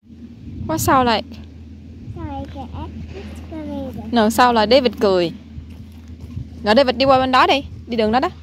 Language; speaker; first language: Vietnamese; native; Vietnamese